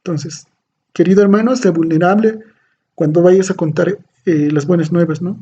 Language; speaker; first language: Spanish; native; Spanish